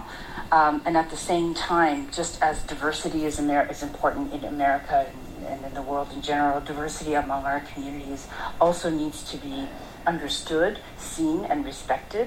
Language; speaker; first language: English; native; English